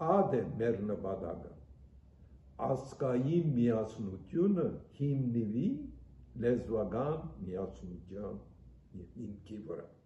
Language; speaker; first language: Armenian; early bilingual, heritage; Armenian